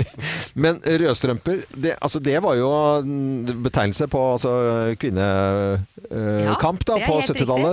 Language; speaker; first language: Norwegian; native; Norwegian